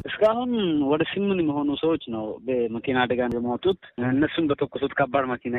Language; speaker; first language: Amharic; non-native, local second language; Afar